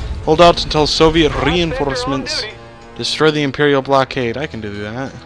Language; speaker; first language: English; native; English